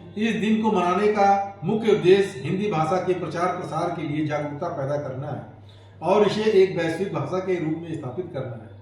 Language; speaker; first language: Hindi; native; Hindi